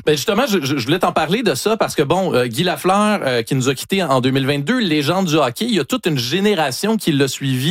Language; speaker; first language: French; native; French